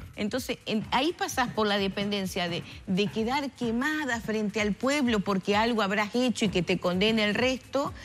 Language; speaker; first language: Spanish; native; Spanish